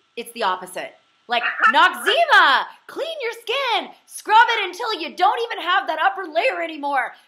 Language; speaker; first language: English; native; English